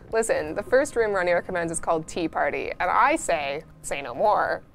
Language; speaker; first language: English; native; English